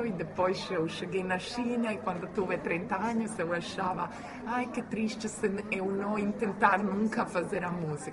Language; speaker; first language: Portuguese; non-native, learner; Croatian